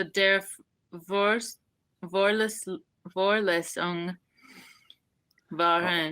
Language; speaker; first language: German; non-native, learner; English